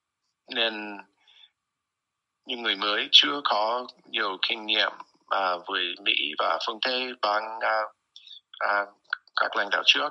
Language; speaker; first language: Vietnamese; non-native, fluent; English